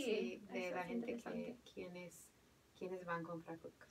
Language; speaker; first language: Spanish; non-native, fluent; English